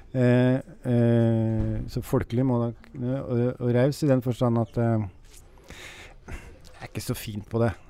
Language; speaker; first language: Norwegian; native; Norwegian